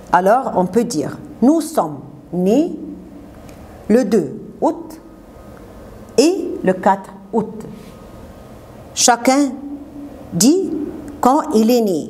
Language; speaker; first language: French; non-native, fluent; Arabic